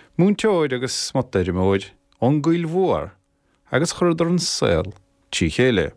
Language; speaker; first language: Irish; native; Irish